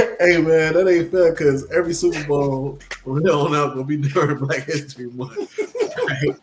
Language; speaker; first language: English; native; English